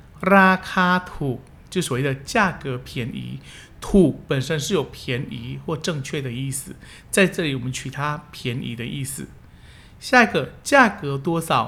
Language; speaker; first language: Chinese; early bilingual, heritage; Chinese